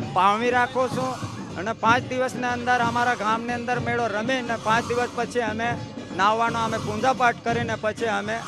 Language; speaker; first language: Gujarati; non-native, local second language; Rathawi